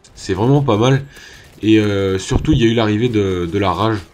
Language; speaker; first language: French; native; French